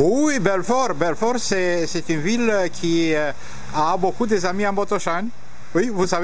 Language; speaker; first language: French; non-native, learner; Romanian